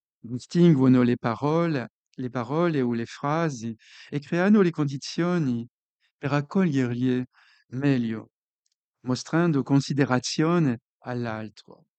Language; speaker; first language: Italian; non-native, fluent; French